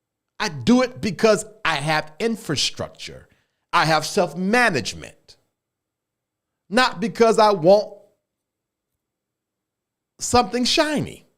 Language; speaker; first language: English; native; English